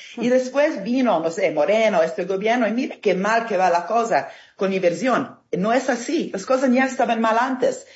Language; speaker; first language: Spanish; non-native, fluent; Italian